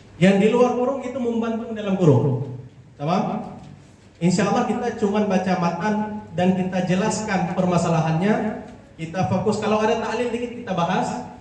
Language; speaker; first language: Indonesian; non-native, local second language; Achinese